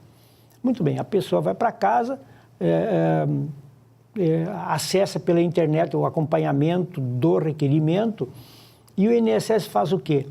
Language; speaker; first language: Portuguese; native; Portuguese